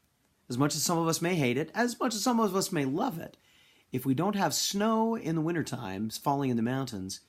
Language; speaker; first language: English; native; English